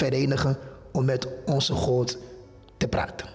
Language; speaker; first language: Dutch; non-native, fluent; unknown